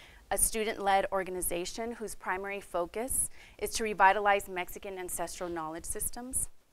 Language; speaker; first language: English; native; English